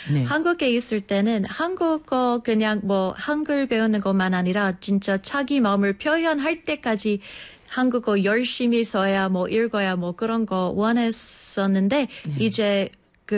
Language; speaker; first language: Korean; non-native, fluent; English